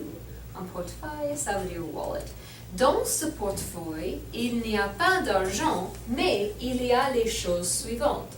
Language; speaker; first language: French; non-native, learner; English